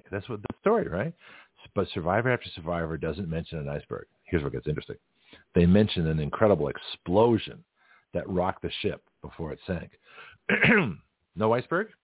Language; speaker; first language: English; native; English